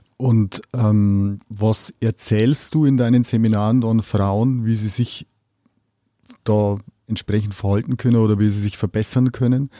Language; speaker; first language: German; native; German